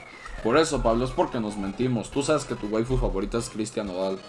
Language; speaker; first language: Spanish; native; Spanish